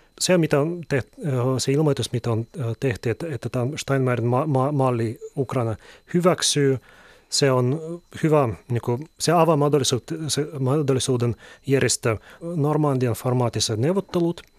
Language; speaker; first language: Finnish; non-native, fluent; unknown